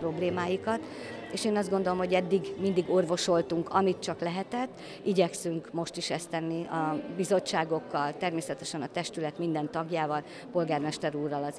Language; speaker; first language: Hungarian; native; Hungarian